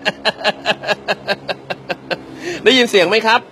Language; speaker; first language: Thai; native; Thai